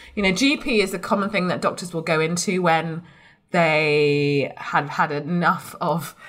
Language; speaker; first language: English; native; English